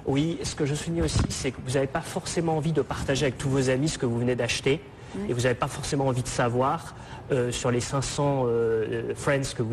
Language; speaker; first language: French; native; French